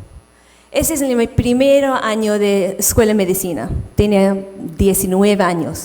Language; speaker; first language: Spanish; non-native, fluent; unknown